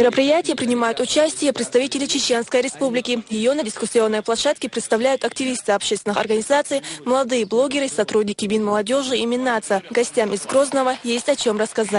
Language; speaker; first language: Russian; native; Russian